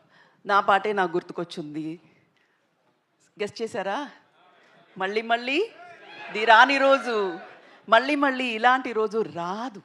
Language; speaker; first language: Telugu; non-native, local second language; Tamil